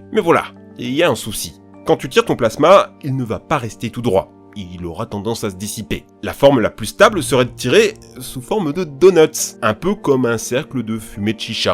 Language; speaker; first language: French; native; French